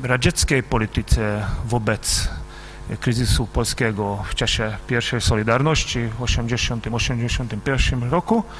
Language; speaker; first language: Polish; non-native, fluent; Hungarian